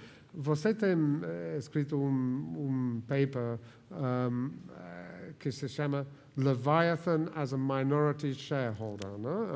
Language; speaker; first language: Portuguese; non-native, fluent; Spanish